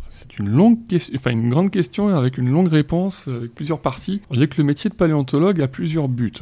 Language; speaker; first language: French; native; French